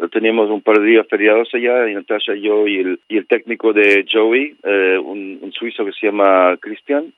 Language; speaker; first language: Spanish; early bilingual, heritage; Spanish